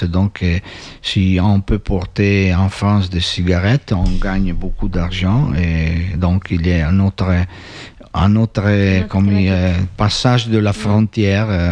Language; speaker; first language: French; non-native, learner; Italian